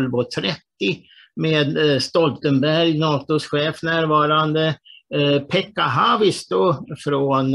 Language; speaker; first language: Swedish; native; Swedish